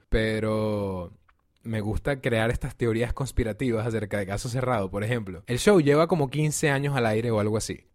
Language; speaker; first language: Spanish; native; Spanish